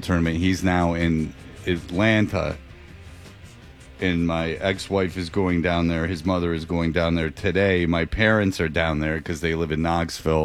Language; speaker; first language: English; native; English